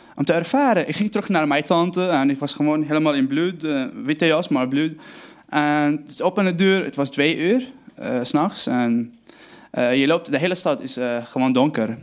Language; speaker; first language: Dutch; non-native, fluent; Arabic